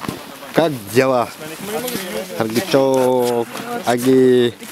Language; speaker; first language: Russian; non-native, local second language; Yakut